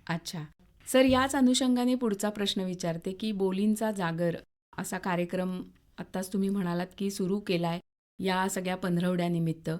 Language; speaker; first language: Marathi; native; Marathi